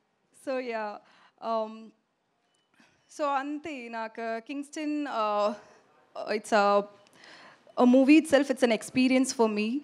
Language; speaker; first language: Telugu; non-native, learner; Tamil